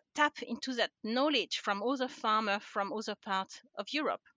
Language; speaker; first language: English; non-native, fluent; French